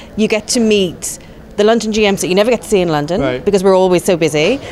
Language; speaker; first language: English; native; English